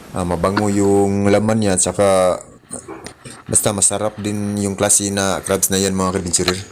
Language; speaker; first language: Filipino; non-native, local second language; Cebuano